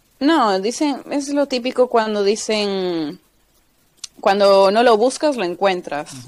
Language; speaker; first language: Spanish; early bilingual, other home language; Portuguese